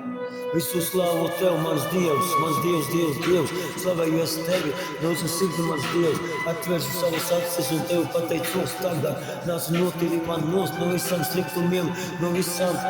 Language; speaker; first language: Latvian; non-native, local second language; Russian